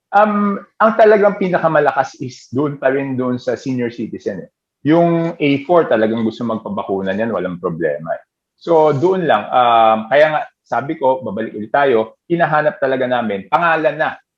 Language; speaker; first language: Filipino; native; Filipino